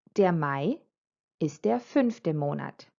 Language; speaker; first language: German; non-native, fluent; Croatian